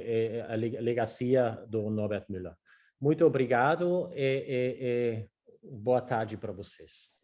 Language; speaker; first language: Portuguese; non-native, learner; German